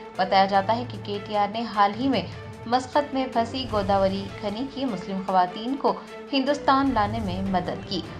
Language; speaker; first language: Urdu; native; Urdu